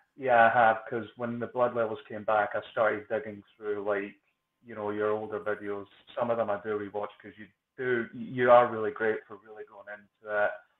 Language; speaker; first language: English; native; English